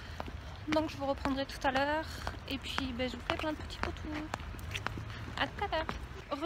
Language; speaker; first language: French; native; French